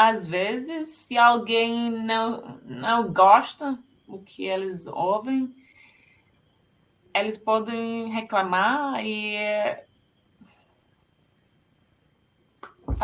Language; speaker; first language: Portuguese; non-native, fluent; Finnish